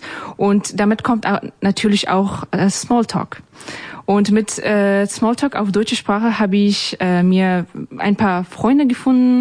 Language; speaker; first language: German; non-native, learner; Persian